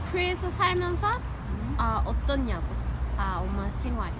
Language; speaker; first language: Korean; early bilingual, heritage; English